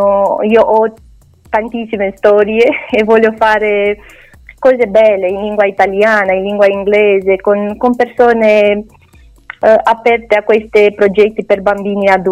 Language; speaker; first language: Italian; non-native, learner; Romanian